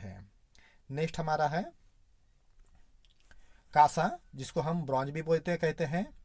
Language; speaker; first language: Hindi; non-native, local second language; Marathi